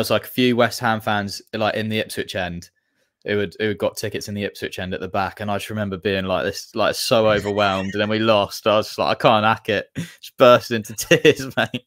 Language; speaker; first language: English; native; English